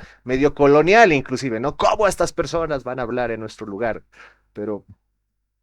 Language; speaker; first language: Spanish; native; Spanish